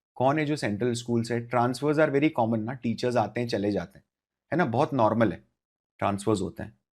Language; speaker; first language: Hindi; native; Hindi